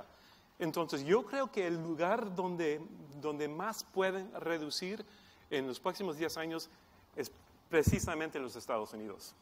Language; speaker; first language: Spanish; non-native, fluent; English